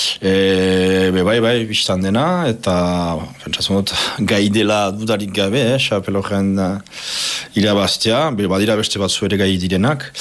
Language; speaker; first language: Basque; native; Basque